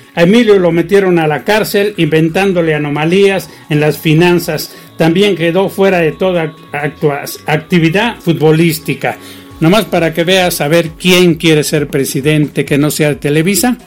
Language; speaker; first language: Spanish; native; Spanish